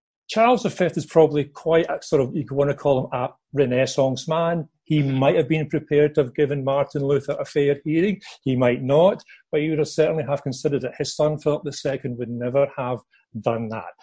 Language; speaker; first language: English; native; English